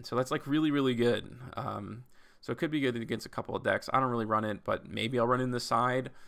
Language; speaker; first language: English; native; English